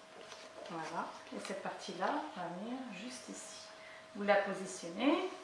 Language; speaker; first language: French; native; French